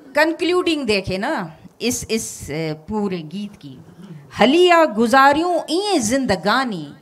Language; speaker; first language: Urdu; non-native, local second language; Sindhi